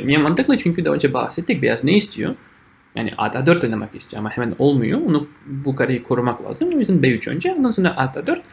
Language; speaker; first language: Turkish; non-native, fluent; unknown